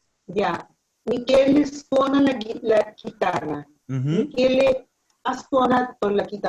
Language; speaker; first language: Italian; non-native, learner; Spanish